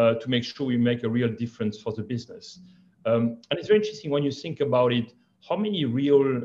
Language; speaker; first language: English; non-native, fluent; French